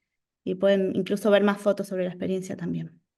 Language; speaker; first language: Spanish; native; Spanish